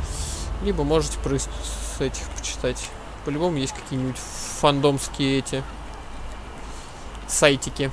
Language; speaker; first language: Russian; native; Russian